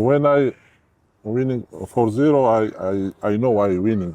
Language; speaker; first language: English; non-native, learner; Georgian